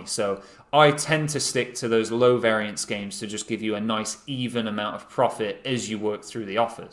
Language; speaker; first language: English; native; English